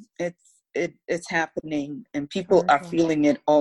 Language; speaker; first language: English; non-native, local second language; Yoruba